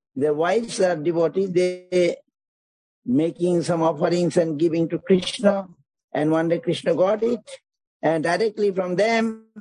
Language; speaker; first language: English; non-native, local second language; Bangla